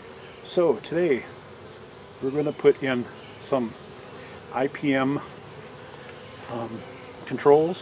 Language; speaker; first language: English; native; English